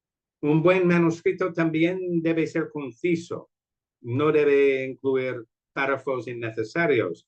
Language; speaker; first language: Spanish; non-native, fluent; English